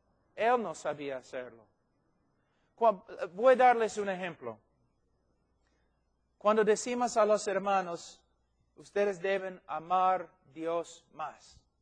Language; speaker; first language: Spanish; non-native, fluent; English